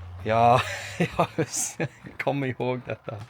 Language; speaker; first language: Swedish; non-native, learner; English